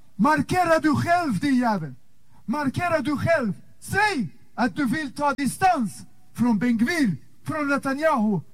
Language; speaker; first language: Swedish; non-native, fluent; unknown